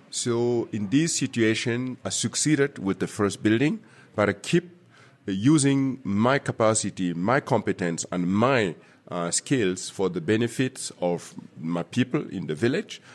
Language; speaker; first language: English; non-native, fluent; Mossi